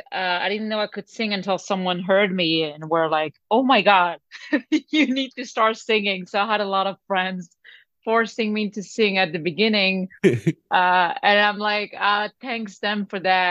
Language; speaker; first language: English; non-native, fluent; French